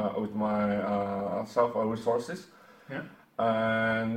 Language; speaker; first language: English; non-native, learner; Portuguese